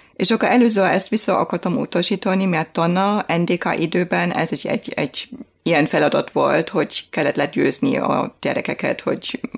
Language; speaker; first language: Hungarian; non-native, fluent; German